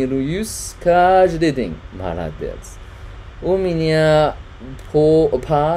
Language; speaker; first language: Russian; non-native, learner; Chinese